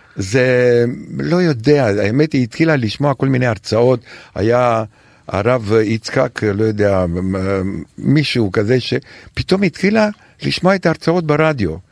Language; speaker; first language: Hebrew; non-native, fluent; Romanian